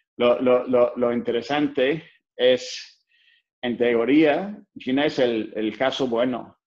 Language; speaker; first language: Spanish; non-native, fluent; English